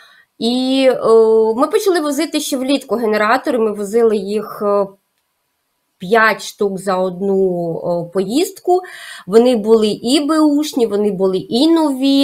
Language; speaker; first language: Ukrainian; native; Ukrainian